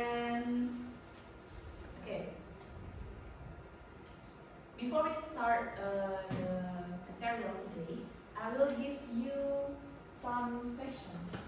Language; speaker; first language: English; non-native, learner; Indonesian